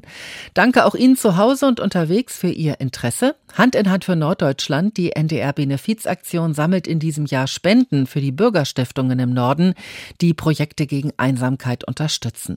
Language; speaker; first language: German; native; German